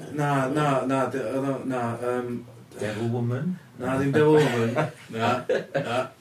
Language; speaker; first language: Welsh; early bilingual, heritage; Welsh